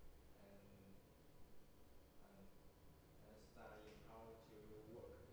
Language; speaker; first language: English; non-native, learner; Vietnamese